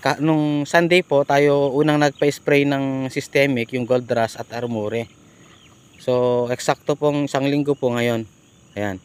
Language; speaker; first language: Filipino; non-native, local second language; Iloko